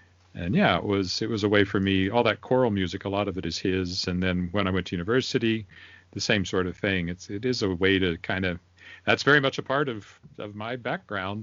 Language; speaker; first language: English; native; English